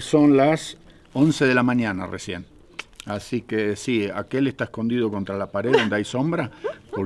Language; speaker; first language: Spanish; native; Spanish